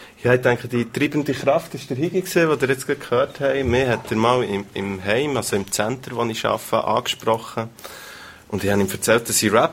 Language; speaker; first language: German; native; German